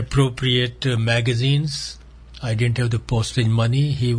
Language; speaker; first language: English; non-native, local second language; Gujarati